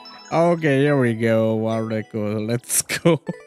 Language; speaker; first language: English; non-native, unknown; Japanese